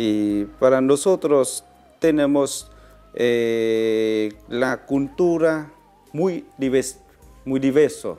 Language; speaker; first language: Spanish; non-native, learner; Vietnamese